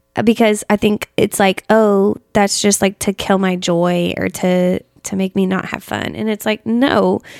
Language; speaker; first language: English; native; English